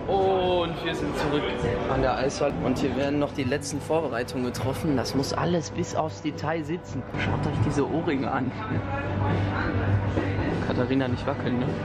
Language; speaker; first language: German; native; German